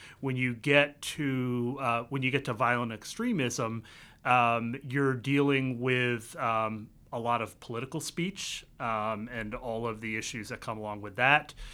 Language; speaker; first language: English; early bilingual, other home language; Vietnamese